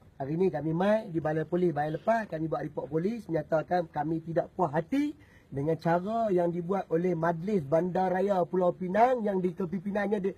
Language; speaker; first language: Malay; native; Malay